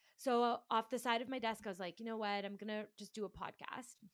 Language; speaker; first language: English; native; English